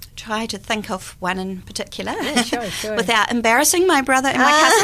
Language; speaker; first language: English; native; English